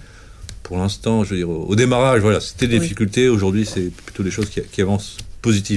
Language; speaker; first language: French; native; French